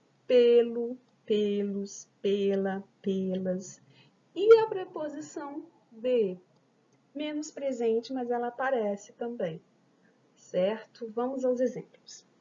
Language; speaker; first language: Portuguese; native; Portuguese